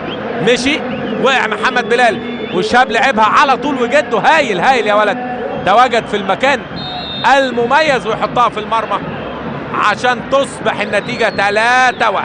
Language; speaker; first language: Arabic; native; Arabic